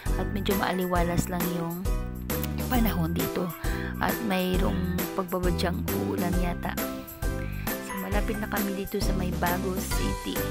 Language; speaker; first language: Filipino; non-native, local second language; Hiligaynon